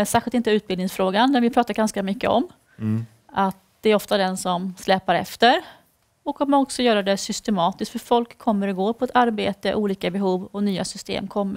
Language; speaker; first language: Swedish; native; Swedish